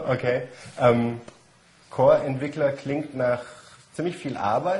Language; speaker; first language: German; native; German